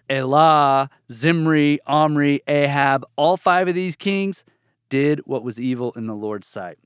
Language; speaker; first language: English; native; English